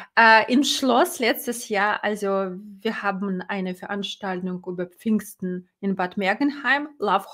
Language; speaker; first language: German; non-native, fluent; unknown